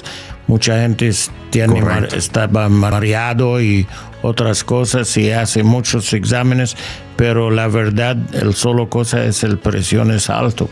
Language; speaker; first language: Spanish; non-native, learner; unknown